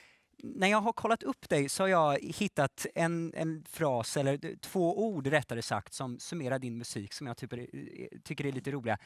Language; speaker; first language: Swedish; native; Swedish